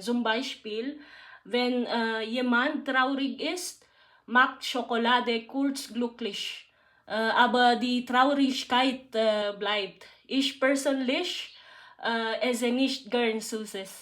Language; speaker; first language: German; non-native, learner; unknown